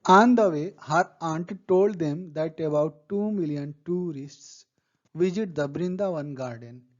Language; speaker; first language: English; non-native, local second language; Hindi